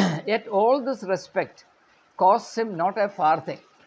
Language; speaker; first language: English; non-native, local second language; Malayalam